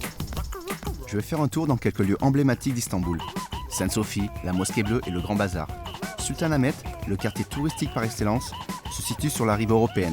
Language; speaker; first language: French; native; French